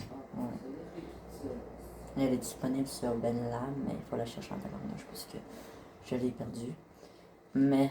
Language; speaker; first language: French; native; French